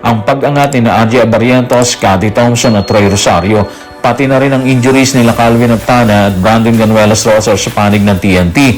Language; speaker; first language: Filipino; native; Filipino